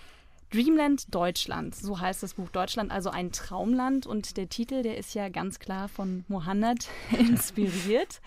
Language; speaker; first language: German; native; German